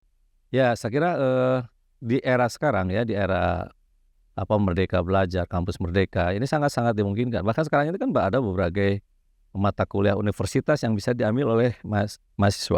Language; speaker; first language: Indonesian; native; Indonesian